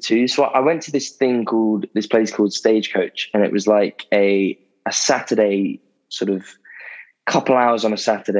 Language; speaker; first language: English; native; English